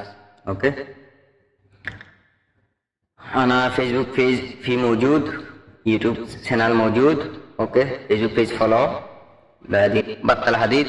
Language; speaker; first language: Arabic; non-native, learner; Bangla